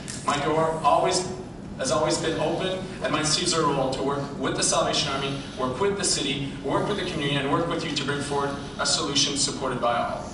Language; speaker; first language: English; non-native, local second language; French